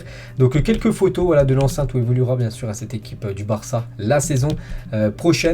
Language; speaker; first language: French; native; French